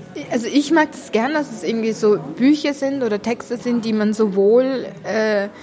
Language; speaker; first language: German; early bilingual, heritage; Arabic